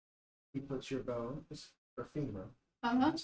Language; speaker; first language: English; native; English